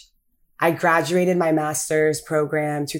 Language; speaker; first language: English; early bilingual, other home language; Akan